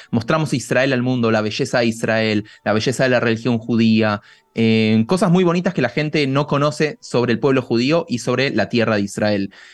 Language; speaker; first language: Spanish; native; Spanish